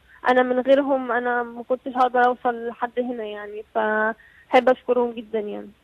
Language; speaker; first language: Arabic; native; Arabic